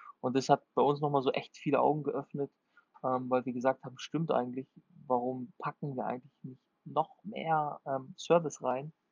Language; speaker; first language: German; native; German